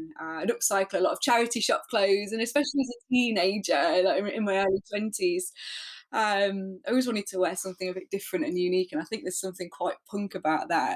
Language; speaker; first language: English; native; English